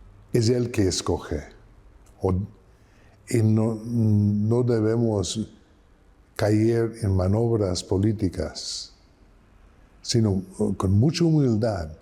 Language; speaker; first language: Spanish; non-native, fluent; English